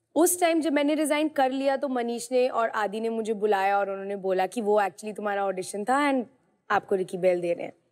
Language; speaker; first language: Hindi; native; Hindi